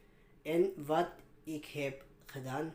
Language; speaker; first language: Dutch; non-native, fluent; Tigrinya